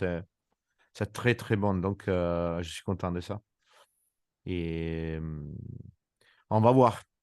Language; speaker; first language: French; non-native, fluent; Italian